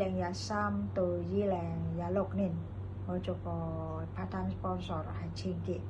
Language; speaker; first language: Cantonese; non-native, fluent; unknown